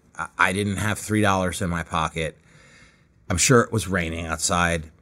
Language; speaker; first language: English; native; English